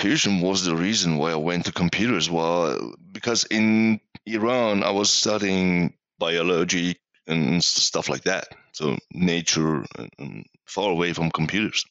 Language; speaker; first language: English; non-native, fluent; Persian